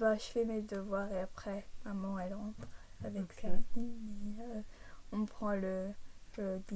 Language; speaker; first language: French; early bilingual, heritage; English